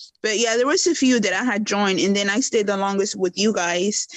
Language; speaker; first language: English; early bilingual, other home language; Spanish